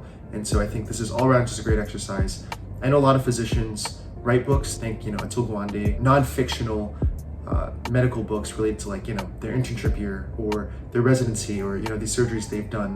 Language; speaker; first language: English; early bilingual, other home language; Chinese